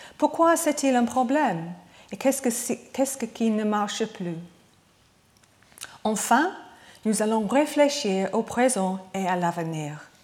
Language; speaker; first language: French; non-native, learner; English